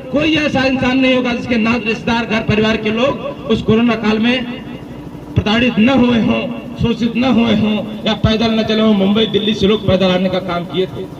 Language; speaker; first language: Hindi; native; Hindi